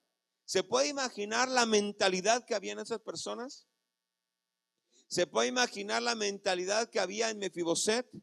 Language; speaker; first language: Spanish; native; Spanish